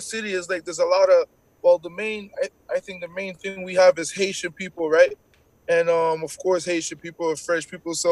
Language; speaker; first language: English; non-native, fluent; French